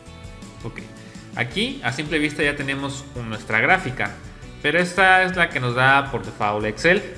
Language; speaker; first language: Spanish; native; Spanish